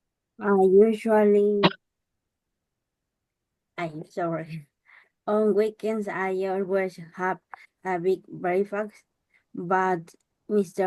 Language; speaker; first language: English; non-native, learner; Spanish